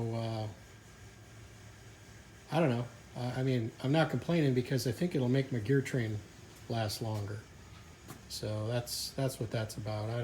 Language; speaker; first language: English; native; English